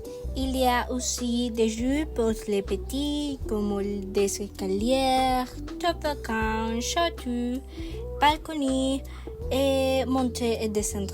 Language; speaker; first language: French; non-native, learner; Spanish